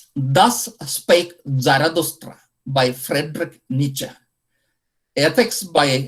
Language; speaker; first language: English; non-native, local second language; Malayalam